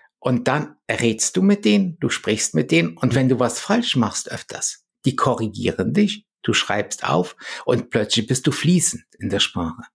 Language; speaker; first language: German; early bilingual, other home language; Polish